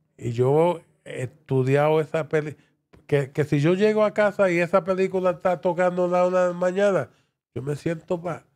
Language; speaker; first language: Spanish; early bilingual, heritage; Spanish